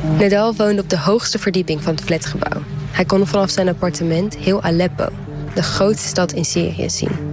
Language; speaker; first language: Dutch; early bilingual, heritage; Dutch